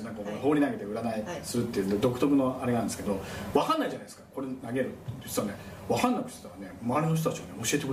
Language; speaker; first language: Japanese; native; Japanese